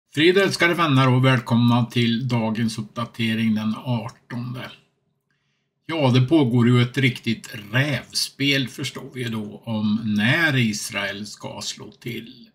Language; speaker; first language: Swedish; native; Swedish